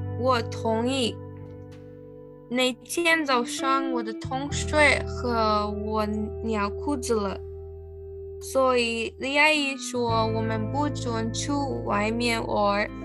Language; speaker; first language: Chinese; non-native, learner; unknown